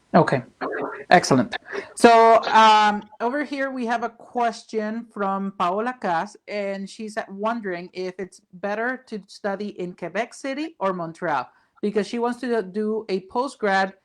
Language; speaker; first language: English; non-native, fluent; Spanish